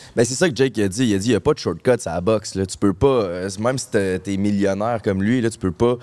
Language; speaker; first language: French; native; French